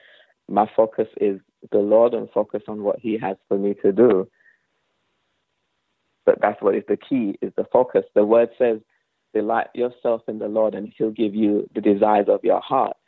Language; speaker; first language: English; native; English